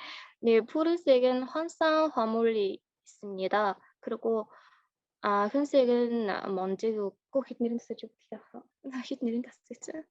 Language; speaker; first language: Korean; non-native, learner; Mongolian